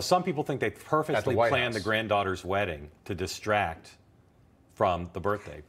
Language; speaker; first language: English; native; English